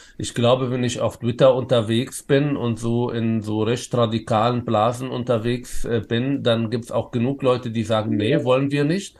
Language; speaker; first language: German; non-native, fluent; Arabic